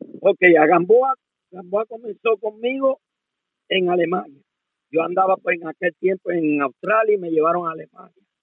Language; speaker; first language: Spanish; native; Spanish